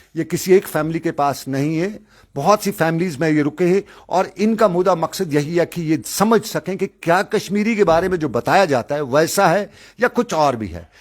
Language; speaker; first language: Urdu; non-native, local second language; Kashmiri